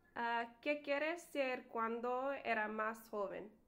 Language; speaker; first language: Spanish; non-native, learner; English